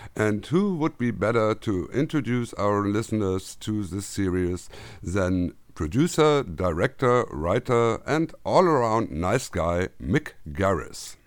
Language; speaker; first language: English; non-native, fluent; German